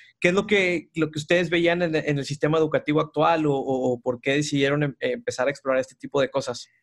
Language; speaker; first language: Spanish; native; Spanish